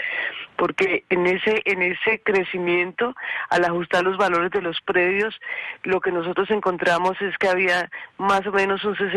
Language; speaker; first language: Spanish; native; Spanish